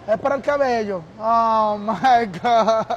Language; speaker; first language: Spanish; non-native, learner; Haitian Creole